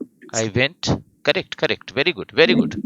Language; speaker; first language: English; non-native, fluent; Hindi